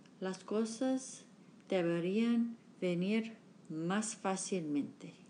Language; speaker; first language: Spanish; non-native, learner; English